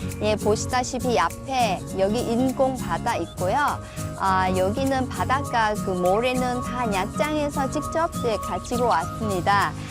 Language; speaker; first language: Korean; non-native, fluent; Vietnamese